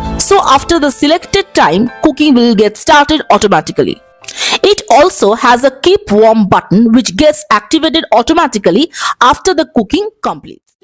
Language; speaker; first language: English; non-native, local second language; Bangla